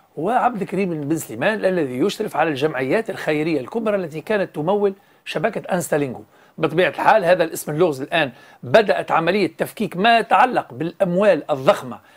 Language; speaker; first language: Arabic; native; Arabic